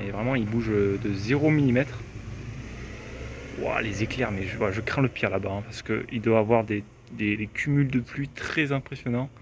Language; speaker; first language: French; native; French